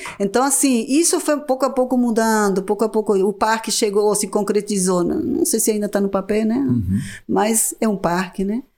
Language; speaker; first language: Portuguese; non-native, fluent; Spanish